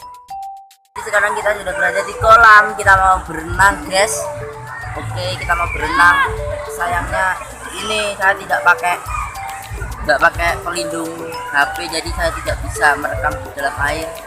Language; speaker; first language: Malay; non-native, local second language; Javanese